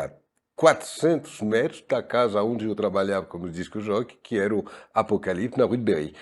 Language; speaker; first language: Portuguese; non-native, fluent; French